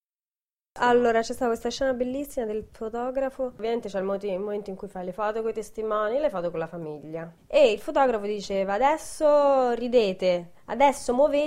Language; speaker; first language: Italian; native; Italian